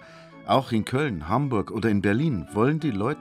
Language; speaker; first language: German; native; German